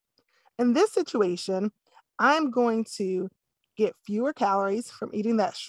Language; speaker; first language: English; native; English